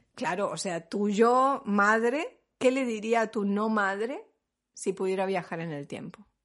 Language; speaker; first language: Spanish; native; Spanish